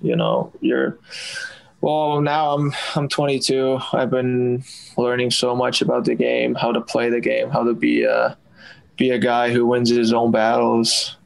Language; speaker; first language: English; non-native, fluent; Finnish